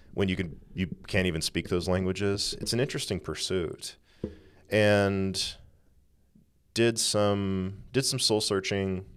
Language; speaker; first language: English; native; English